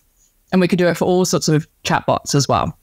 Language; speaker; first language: English; native; English